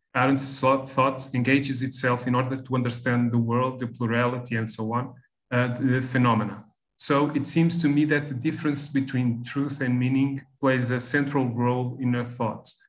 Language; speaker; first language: English; non-native, fluent; Portuguese